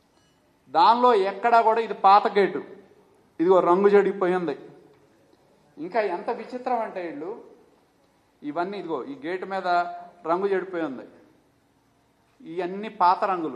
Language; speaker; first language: Telugu; native; Telugu